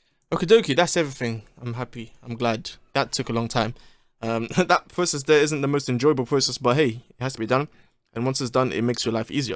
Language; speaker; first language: English; native; English